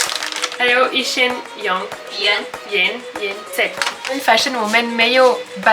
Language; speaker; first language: Chinese; non-native, fluent; French